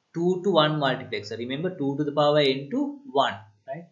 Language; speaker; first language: English; non-native, local second language; Sinhala